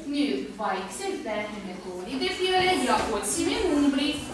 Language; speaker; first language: Estonian; non-native, local second language; Russian